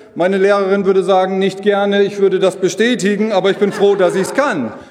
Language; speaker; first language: German; non-native, local second language; Low German